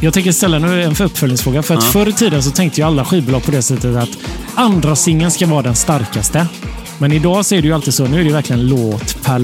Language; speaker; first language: Swedish; native; Swedish